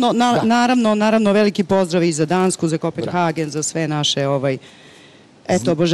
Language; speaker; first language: Serbian; native; Serbian